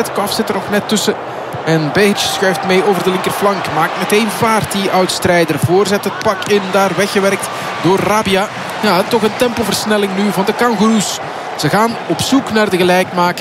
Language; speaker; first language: Dutch; native; Dutch